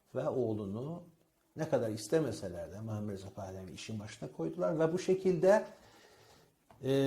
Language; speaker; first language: Turkish; non-native, fluent; Persian